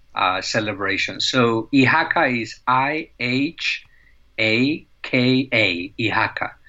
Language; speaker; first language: English; non-native, fluent; Spanish